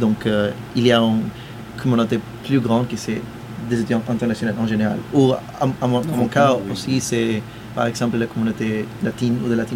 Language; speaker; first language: French; non-native, fluent; Spanish